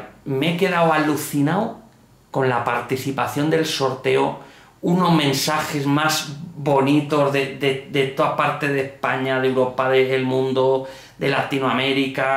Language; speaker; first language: Spanish; native; Spanish